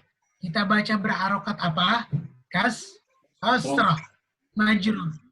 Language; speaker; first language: Indonesian; native; Indonesian